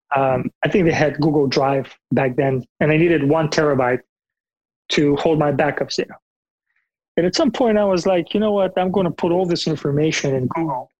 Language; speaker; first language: English; non-native, fluent; Bulgarian